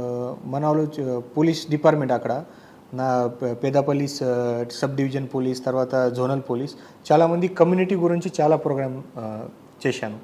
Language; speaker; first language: Telugu; non-native, fluent; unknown